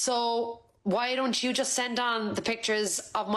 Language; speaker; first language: English; native; English